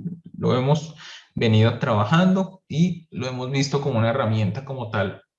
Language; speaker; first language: Spanish; native; Spanish